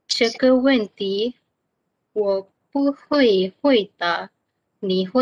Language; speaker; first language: Chinese; non-native, learner; Malay